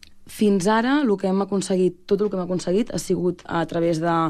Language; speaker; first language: Catalan; native; Catalan